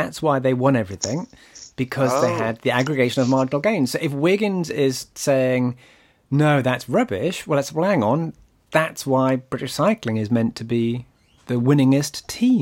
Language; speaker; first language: English; native; English